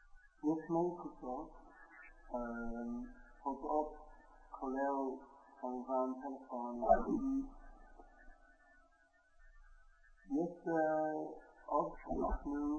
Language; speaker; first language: Hebrew; non-native, fluent; English